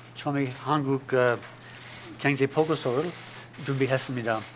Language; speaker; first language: Korean; non-native, learner; English